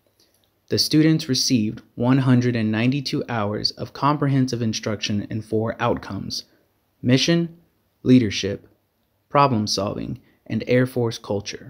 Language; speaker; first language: English; native; English